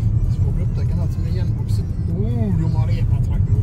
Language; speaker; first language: Swedish; native; Swedish